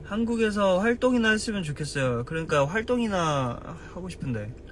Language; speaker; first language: Korean; native; Korean